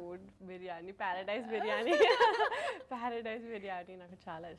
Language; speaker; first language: Telugu; non-native, local second language; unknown